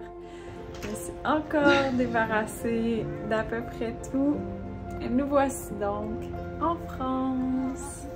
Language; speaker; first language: French; native; French